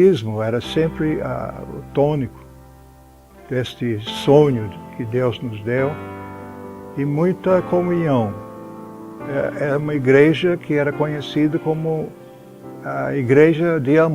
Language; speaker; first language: Portuguese; non-native, fluent; English